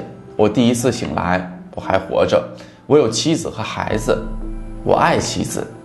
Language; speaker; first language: Chinese; native; Chinese